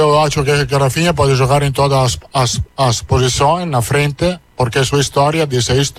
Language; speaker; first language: Portuguese; non-native, learner; Italian